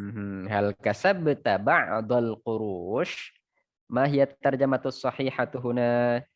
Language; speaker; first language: Arabic; non-native, fluent; Indonesian